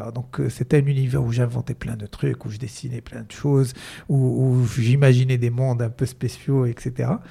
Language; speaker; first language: French; non-native, local second language; Arabic